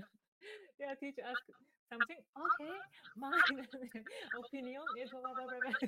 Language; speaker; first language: English; non-native, learner; Japanese